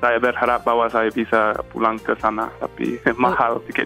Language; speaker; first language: Indonesian; non-native, fluent; English